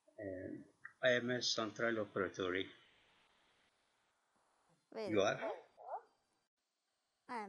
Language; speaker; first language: English; non-native, learner; Azerbaijani